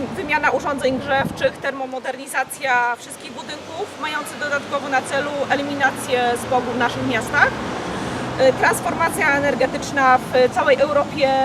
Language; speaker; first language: Polish; native; Polish